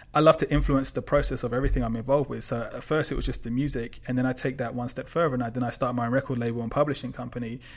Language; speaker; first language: English; native; English